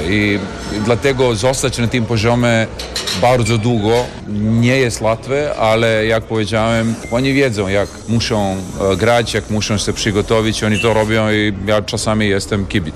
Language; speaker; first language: Polish; non-native, learner; Serbian